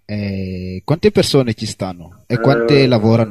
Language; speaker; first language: Italian; non-native, learner; Wolof